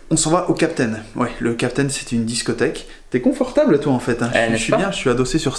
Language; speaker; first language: French; native; French